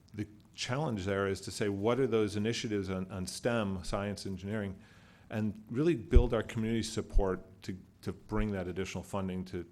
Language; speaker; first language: English; native; English